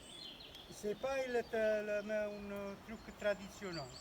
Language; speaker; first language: French; non-native, learner; Italian